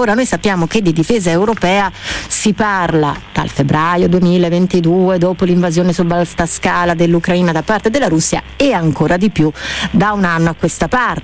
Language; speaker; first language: Italian; native; Italian